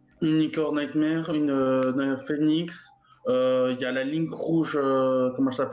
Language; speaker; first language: French; native; French